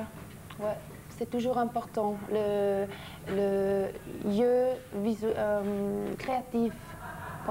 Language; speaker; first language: French; non-native, local second language; German